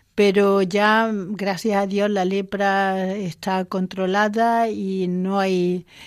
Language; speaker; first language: Spanish; native; Spanish